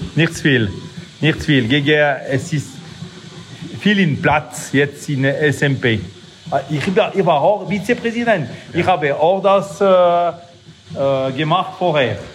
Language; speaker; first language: German; non-native, local second language; French